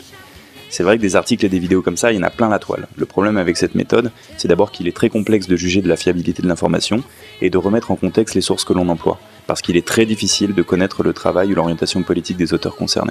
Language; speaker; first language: French; native; French